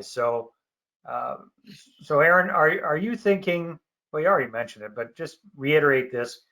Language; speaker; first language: English; native; English